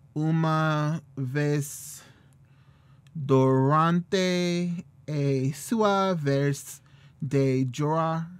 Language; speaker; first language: Portuguese; non-native, learner; English